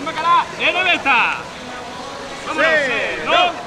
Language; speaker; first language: Japanese; non-native, fluent; Spanish